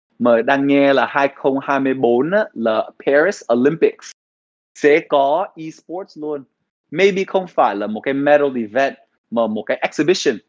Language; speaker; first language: Vietnamese; early bilingual, heritage; Vietnamese